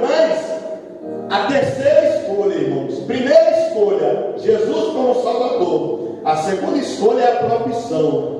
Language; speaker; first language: Portuguese; native; Portuguese